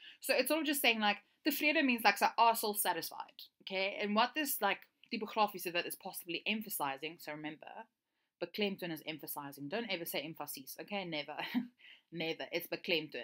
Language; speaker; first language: English; native; English